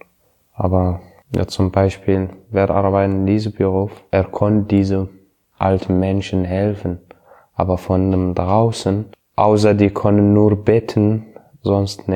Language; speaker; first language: German; non-native, learner; Arabic